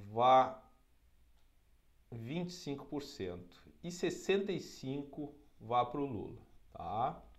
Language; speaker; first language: Portuguese; native; Portuguese